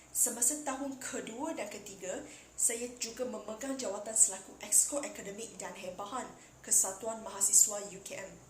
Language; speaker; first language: Malay; non-native, local second language; Chinese